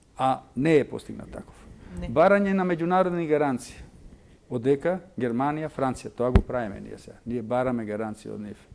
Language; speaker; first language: Macedonian; native; Macedonian